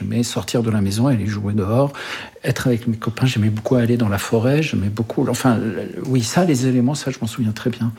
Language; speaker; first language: French; early bilingual, other home language; Arabic